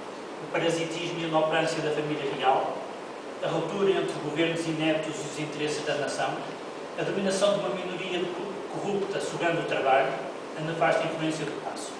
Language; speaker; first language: Portuguese; native; Portuguese